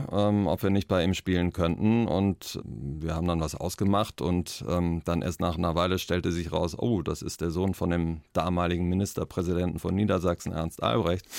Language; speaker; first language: German; native; German